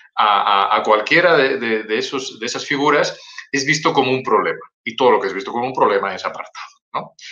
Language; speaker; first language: Spanish; native; Spanish